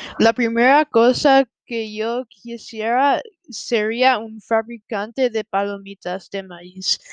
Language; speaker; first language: Spanish; non-native, learner; English